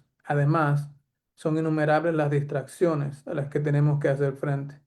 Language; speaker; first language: Spanish; native; Spanish